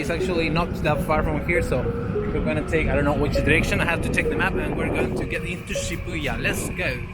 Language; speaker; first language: English; non-native, fluent; Spanish